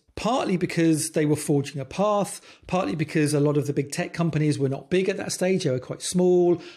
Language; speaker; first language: English; native; English